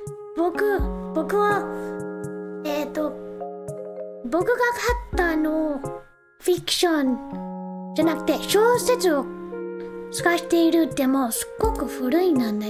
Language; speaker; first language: Japanese; non-native, learner; English